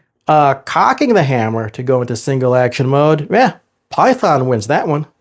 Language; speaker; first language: English; native; English